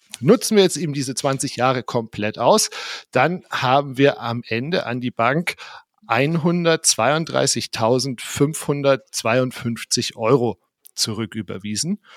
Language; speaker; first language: German; native; German